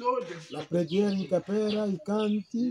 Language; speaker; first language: Italian; non-native, fluent; Kinyarwanda